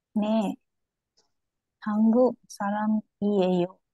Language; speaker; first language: Korean; non-native, learner; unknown